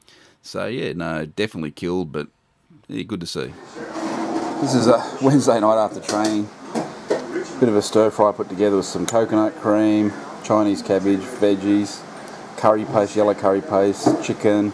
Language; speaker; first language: English; native; English